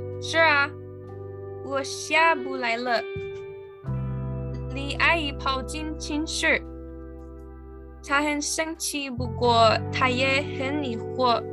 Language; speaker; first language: Chinese; non-native, learner; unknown